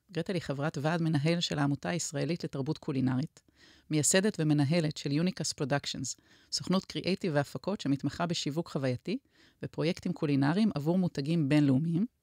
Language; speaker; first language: Hebrew; native; Hebrew